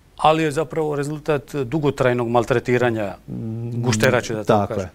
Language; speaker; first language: Croatian; native; Croatian